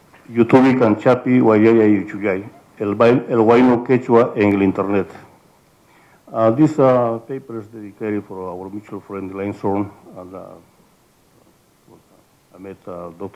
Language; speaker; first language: English; non-native, fluent; Spanish